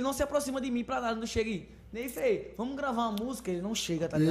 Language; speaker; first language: Portuguese; native; Portuguese